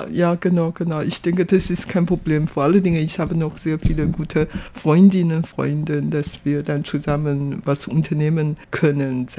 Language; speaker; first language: German; non-native, fluent; Chinese